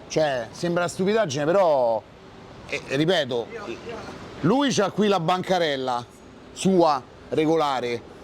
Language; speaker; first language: Italian; native; Italian